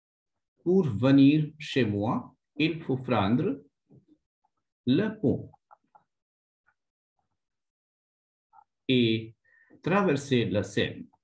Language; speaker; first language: French; non-native, fluent; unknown